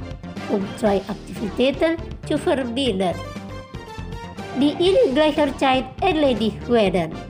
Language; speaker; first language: German; non-native, learner; Indonesian